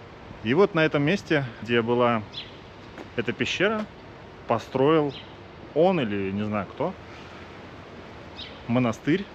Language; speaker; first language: Russian; native; Russian